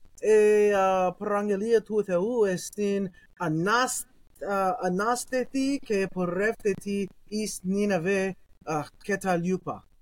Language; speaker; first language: Greek; non-native, learner; English